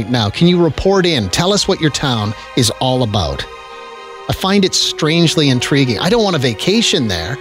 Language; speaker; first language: English; native; English